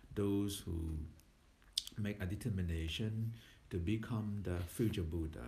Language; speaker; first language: English; non-native, fluent; Thai